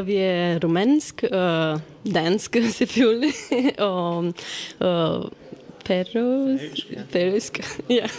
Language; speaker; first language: Danish; non-native, learner; Romanian